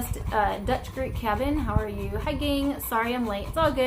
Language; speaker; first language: English; native; English